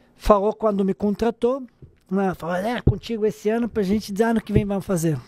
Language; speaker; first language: Portuguese; non-native, fluent; Serbian